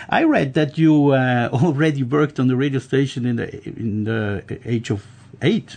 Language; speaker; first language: English; non-native, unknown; German